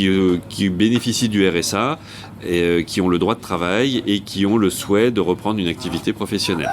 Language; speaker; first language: French; native; French